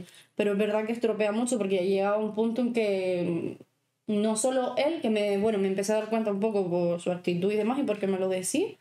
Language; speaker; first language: Spanish; native; Spanish